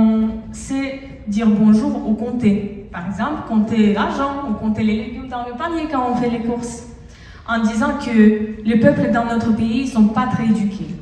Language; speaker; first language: French; non-native, fluent; Russian